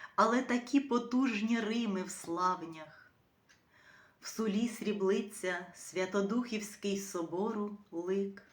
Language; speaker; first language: Ukrainian; native; Ukrainian